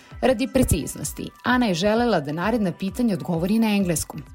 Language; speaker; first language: Serbian; native; Serbian